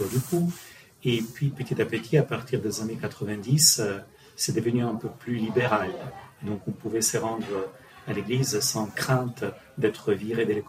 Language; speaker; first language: French; non-native, fluent; Ukrainian